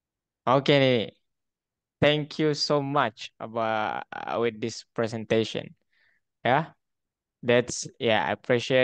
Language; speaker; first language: English; non-native, fluent; Indonesian